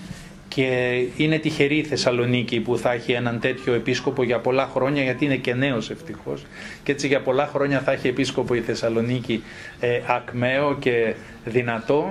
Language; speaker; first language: Greek; native; Greek